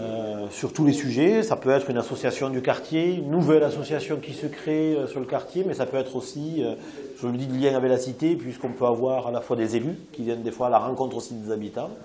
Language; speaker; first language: French; native; French